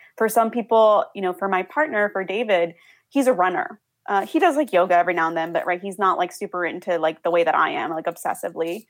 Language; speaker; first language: English; early bilingual, other home language; Spanish